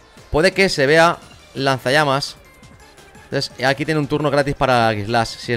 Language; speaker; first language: Spanish; native; Spanish